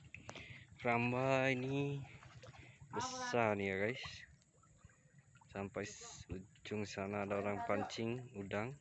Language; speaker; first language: Indonesian; non-native, fluent; Bangla